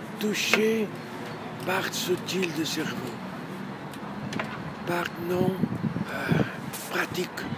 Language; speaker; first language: French; non-native, learner; Portuguese